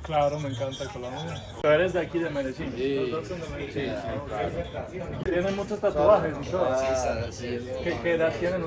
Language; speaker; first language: Spanish; non-native, fluent; Polish